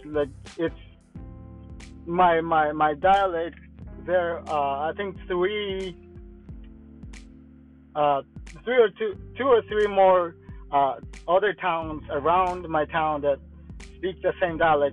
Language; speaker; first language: English; non-native, fluent; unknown